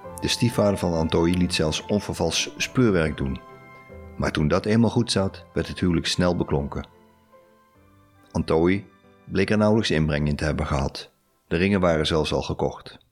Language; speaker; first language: Dutch; native; Dutch